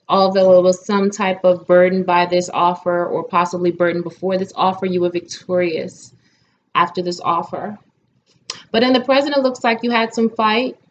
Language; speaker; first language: English; native; English